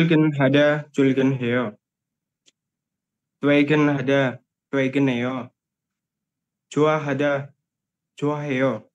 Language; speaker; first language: Korean; non-native, learner; Indonesian